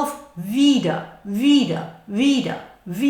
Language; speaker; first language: German; non-native, fluent; English